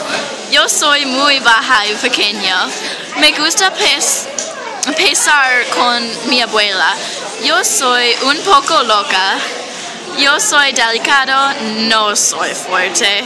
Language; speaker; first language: Spanish; non-native, learner; English